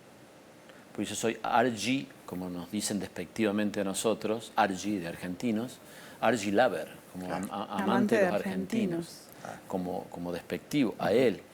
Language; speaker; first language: Spanish; native; Spanish